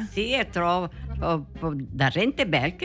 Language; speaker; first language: Italian; early bilingual, heritage; Portuguese